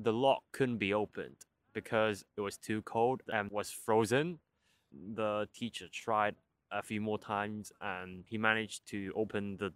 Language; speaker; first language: English; non-native, local second language; Cantonese